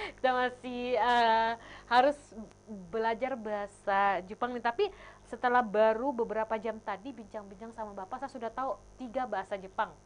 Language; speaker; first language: Indonesian; native; Indonesian